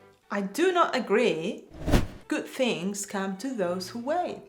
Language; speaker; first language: English; non-native, fluent; Spanish